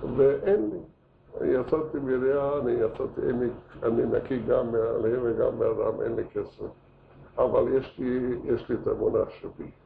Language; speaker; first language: Hebrew; non-native, fluent; Yiddish